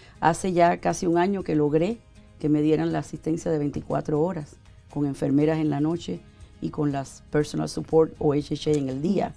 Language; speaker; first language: Spanish; native; Spanish